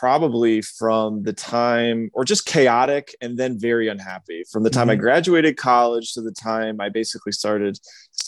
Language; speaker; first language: English; native; English